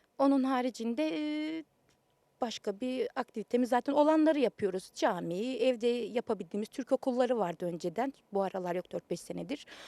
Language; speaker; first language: Turkish; native; Turkish